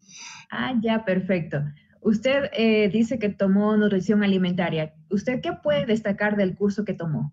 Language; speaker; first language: Spanish; native; Spanish